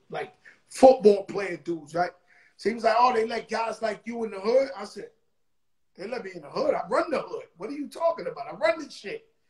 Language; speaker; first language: English; early bilingual, other home language; Spanish